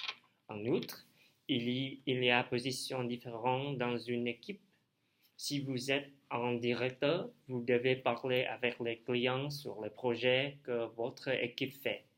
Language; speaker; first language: French; non-native, learner; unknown